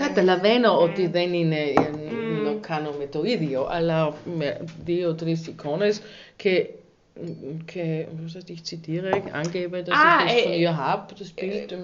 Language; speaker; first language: Greek; non-native, learner; German